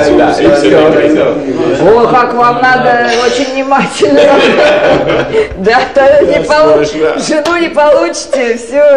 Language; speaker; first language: Russian; native; Russian